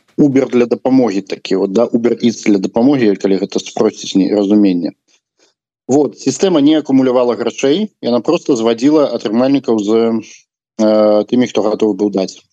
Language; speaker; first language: Belarusian; non-native, local second language; Russian